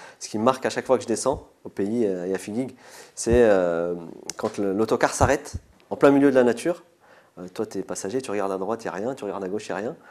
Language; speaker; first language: French; early bilingual, other home language; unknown